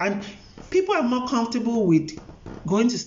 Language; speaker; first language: English; non-native, local second language; Yoruba